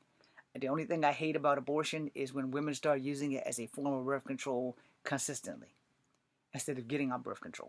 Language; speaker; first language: English; native; English